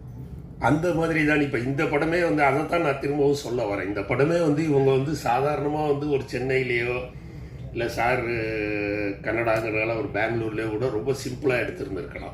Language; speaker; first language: Tamil; native; Tamil